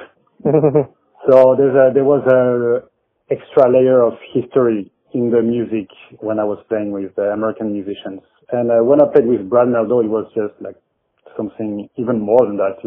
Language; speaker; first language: English; non-native, fluent; French